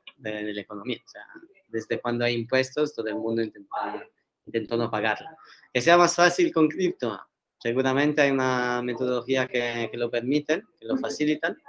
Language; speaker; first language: Spanish; non-native, fluent; Italian